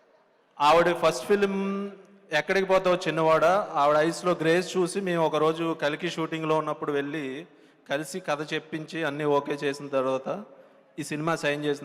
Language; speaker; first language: Telugu; native; Telugu